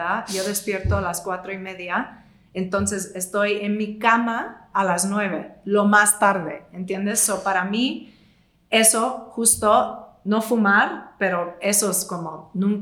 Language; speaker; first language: Spanish; non-native, fluent; English